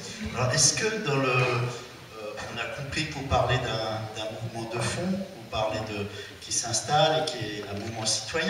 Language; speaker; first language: French; native; French